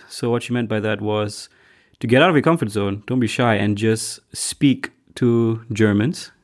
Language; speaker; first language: English; non-native, local second language; Tamil